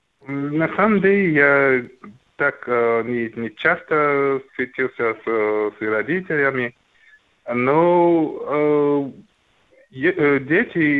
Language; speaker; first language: Russian; non-native, learner; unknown